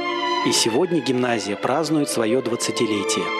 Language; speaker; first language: Russian; native; Russian